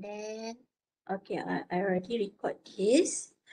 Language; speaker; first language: English; non-native, local second language; Malay